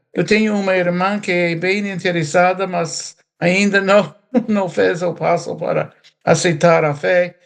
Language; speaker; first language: Portuguese; non-native, fluent; English